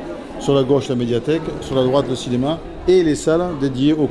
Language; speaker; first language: French; native; French